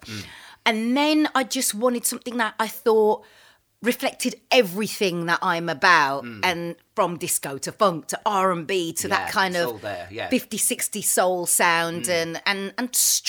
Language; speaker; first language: English; native; English